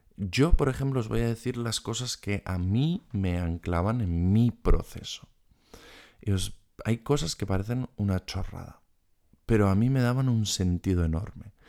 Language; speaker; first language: Spanish; non-native, fluent; German